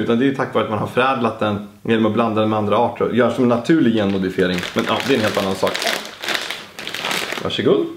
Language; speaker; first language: Swedish; native; Swedish